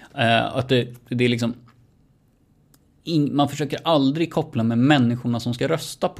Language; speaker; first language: Swedish; native; Swedish